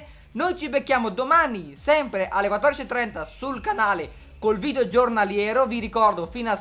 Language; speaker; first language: Italian; native; Italian